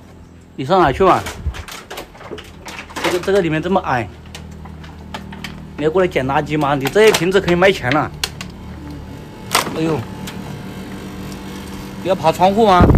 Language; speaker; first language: Chinese; native; Chinese